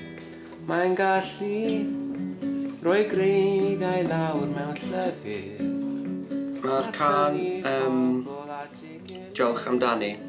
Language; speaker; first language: Welsh; native; Welsh